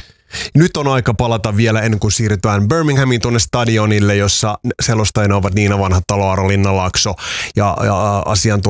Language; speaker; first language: Finnish; native; Finnish